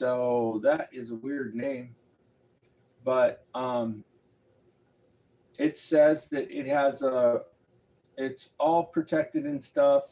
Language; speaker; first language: English; native; English